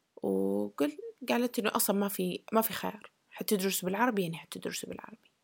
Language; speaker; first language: Arabic; early bilingual, heritage; Arabic